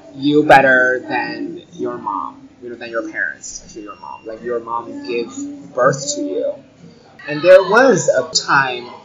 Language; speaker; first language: English; non-native, fluent; Chinese